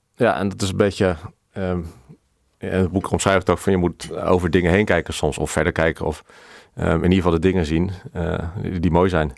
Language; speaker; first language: Dutch; native; Dutch